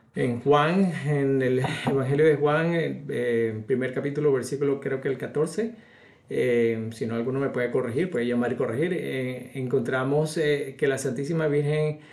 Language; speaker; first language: Spanish; native; Spanish